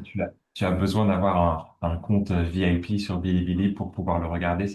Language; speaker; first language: French; native; French